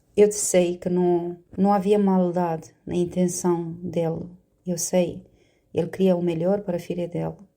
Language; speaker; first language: Portuguese; non-native, fluent; Romanian